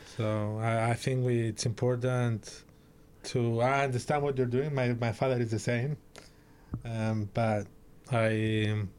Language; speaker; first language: English; early bilingual, other home language; Greek